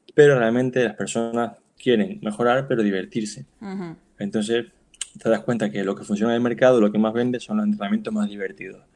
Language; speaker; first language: Spanish; native; Spanish